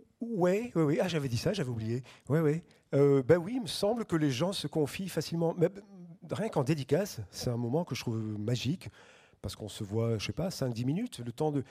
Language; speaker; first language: French; native; French